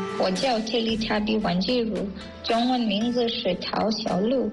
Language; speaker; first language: Chinese; non-native, fluent; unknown